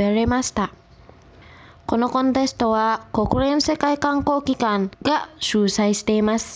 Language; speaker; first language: Japanese; non-native, fluent; Indonesian